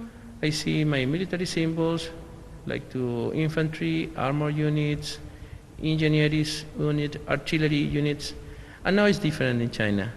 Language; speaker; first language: English; non-native, learner; Spanish